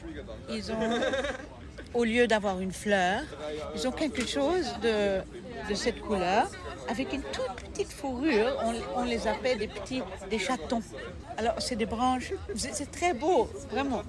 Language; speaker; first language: French; non-native, fluent; German